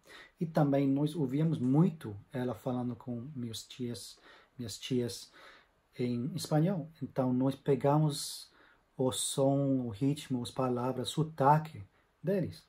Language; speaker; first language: Portuguese; non-native, fluent; English